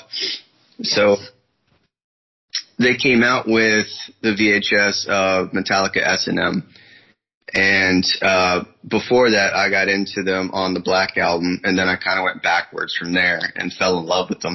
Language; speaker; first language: English; native; English